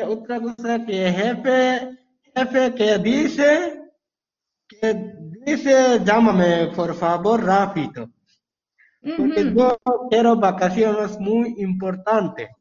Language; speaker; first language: Spanish; non-native, learner; Bangla